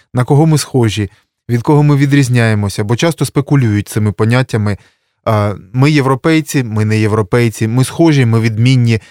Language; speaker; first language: Ukrainian; native; Ukrainian